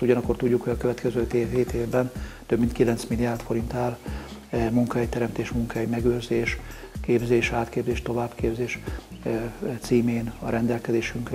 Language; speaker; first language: Hungarian; native; Hungarian